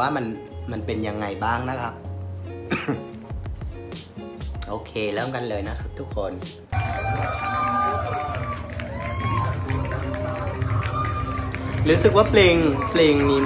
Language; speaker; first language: Thai; non-native, fluent; Vietnamese